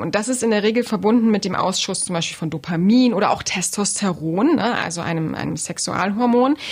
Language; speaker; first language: German; native; German